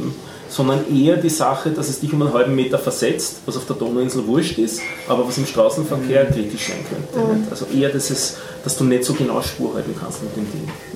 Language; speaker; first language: German; native; German